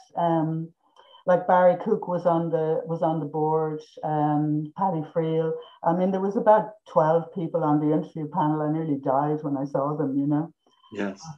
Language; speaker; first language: English; native; English